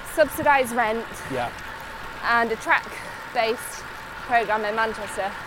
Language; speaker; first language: English; native; English